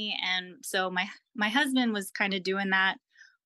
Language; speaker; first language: English; native; English